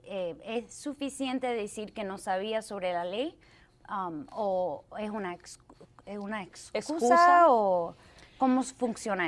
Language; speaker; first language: Spanish; early bilingual, heritage; Spanish